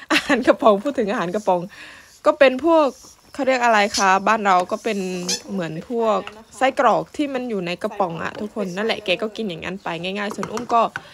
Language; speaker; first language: Thai; native; Thai